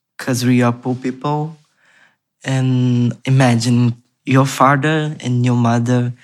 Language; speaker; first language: English; non-native, learner; Portuguese